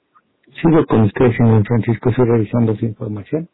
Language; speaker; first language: Spanish; native; Spanish